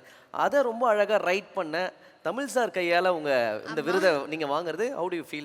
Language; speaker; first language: Tamil; native; Tamil